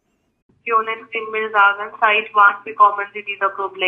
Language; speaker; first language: German; non-native, learner; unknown